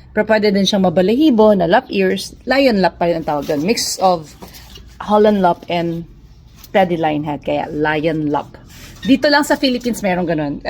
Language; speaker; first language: Filipino; non-native, local second language; Cebuano